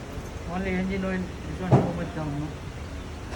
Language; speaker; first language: English; non-native, learner; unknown